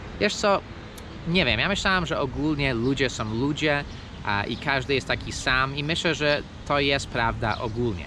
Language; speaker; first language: Polish; early bilingual, heritage; Polish